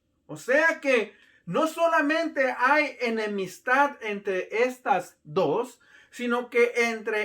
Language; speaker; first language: Spanish; native; Spanish